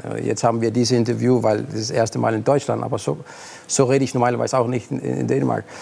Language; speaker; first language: German; non-native, fluent; Arabic